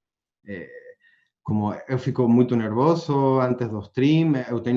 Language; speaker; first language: Portuguese; non-native, learner; Spanish